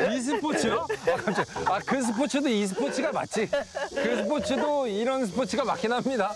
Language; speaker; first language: Korean; native; Korean